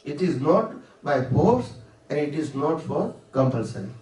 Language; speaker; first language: English; non-native, local second language; Gujarati